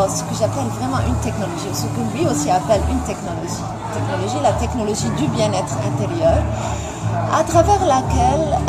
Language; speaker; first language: French; non-native, local second language; Arabic